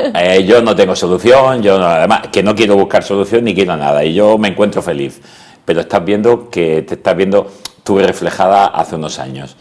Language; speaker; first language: Spanish; native; Spanish